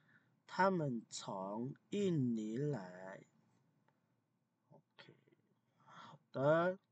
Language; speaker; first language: Chinese; non-native, fluent; Indonesian